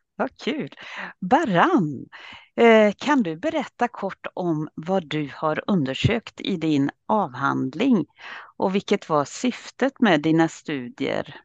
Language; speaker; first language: Swedish; early bilingual, other home language; Finnish